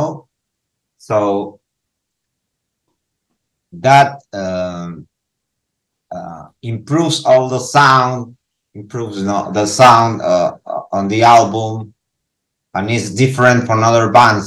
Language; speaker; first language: English; non-native, learner; Spanish